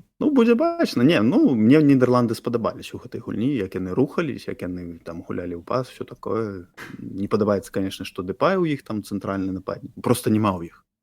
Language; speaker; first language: Belarusian; non-native, local second language; Russian